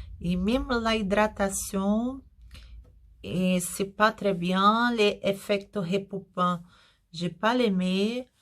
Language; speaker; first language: French; non-native, learner; Portuguese